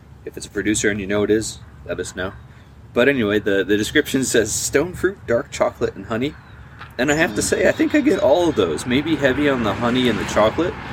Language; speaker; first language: English; native; English